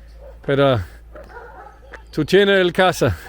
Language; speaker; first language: Spanish; non-native, learner; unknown